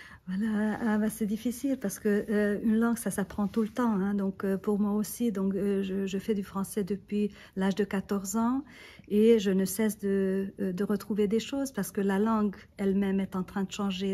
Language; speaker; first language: French; non-native, fluent; Hungarian